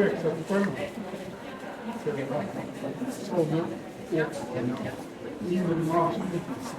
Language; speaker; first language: Estonian; non-native, learner; Finnish